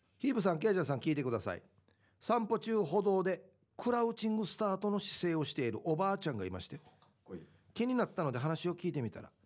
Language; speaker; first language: Japanese; native; Japanese